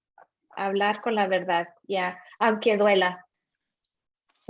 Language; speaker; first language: Spanish; early bilingual, heritage; Spanish